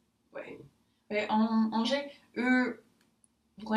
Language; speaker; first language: French; non-native, learner; English